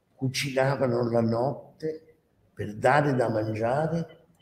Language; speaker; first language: Italian; early bilingual, heritage; Arabic